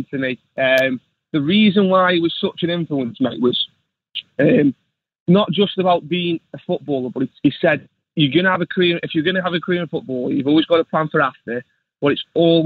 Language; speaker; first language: English; native; English